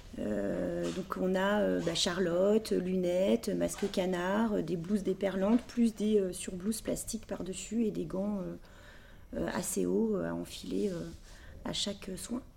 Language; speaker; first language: French; native; French